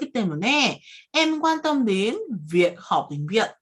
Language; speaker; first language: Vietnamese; non-native, fluent; Korean